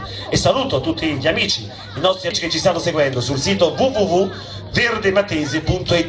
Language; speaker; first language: Italian; native; Italian